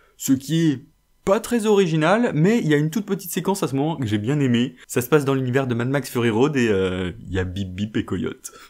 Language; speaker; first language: French; native; French